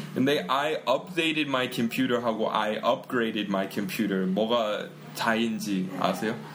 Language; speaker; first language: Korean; non-native, fluent; English